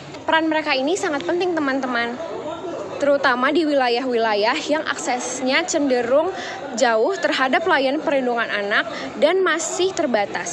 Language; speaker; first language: Indonesian; native; Indonesian